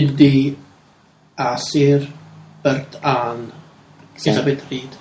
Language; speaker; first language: Arabic; non-native, learner; English